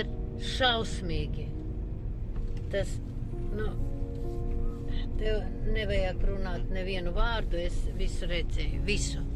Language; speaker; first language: Latvian; non-native, local second language; Russian